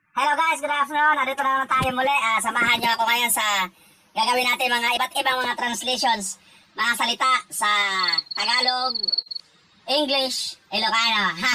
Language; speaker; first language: Filipino; non-native, local second language; Iloko